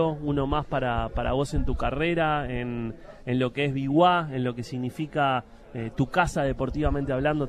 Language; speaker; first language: Spanish; native; Spanish